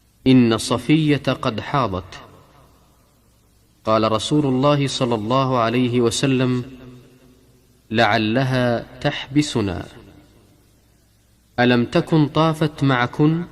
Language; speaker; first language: Arabic; native; Arabic